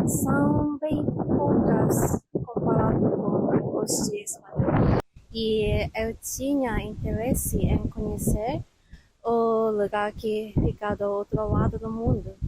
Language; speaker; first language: Portuguese; non-native, fluent; Japanese